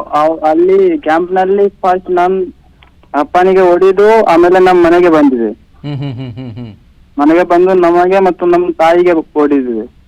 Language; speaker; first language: Kannada; non-native, local second language; Bangla